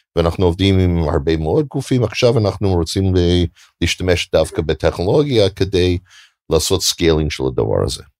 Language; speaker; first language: Hebrew; non-native, fluent; English